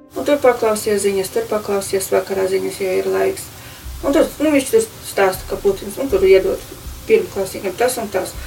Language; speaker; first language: Latvian; non-native, local second language; Russian